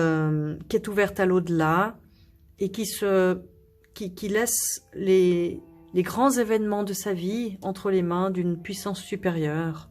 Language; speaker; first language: French; native; French